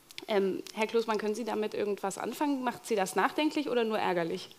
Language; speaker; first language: German; native; German